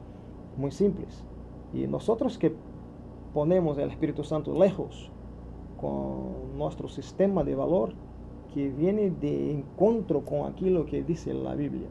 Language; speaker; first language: Spanish; non-native, learner; Portuguese